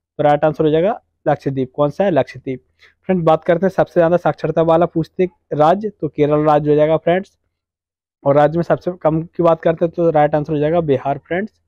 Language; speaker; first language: Hindi; native; Hindi